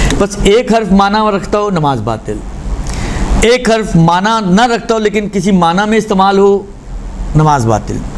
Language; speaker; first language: Urdu; non-native, local second language; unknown